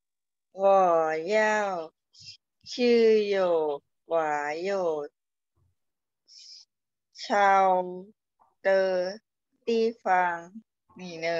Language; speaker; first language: Chinese; non-native, learner; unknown